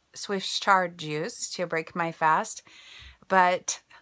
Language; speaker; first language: English; native; English